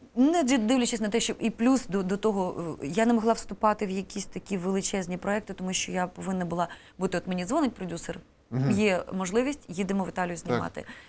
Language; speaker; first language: Ukrainian; native; Ukrainian